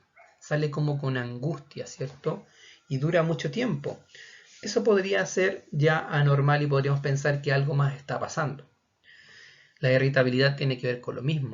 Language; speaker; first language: Spanish; native; Spanish